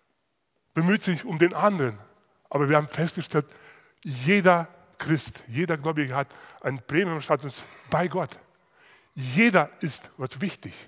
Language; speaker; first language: German; non-native, fluent; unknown